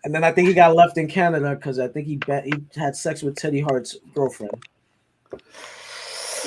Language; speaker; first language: English; native; English